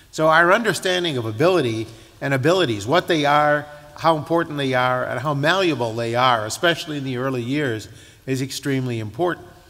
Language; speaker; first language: English; native; English